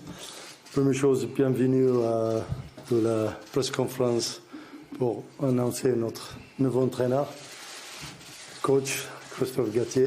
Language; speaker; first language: French; non-native, learner; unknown